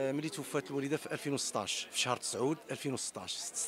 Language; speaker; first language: Arabic; native; Arabic